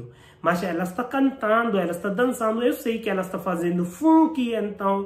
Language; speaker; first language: Portuguese; non-native, learner; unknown